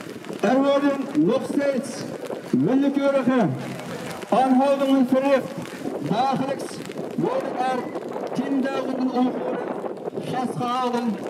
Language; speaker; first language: Dutch; non-native, fluent; Uyghur